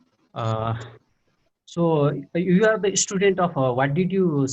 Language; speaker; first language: English; non-native, fluent; Nepali